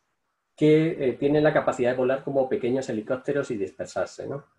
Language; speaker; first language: Spanish; native; Spanish